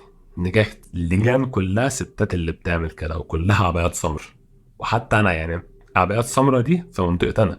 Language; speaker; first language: Arabic; native; Arabic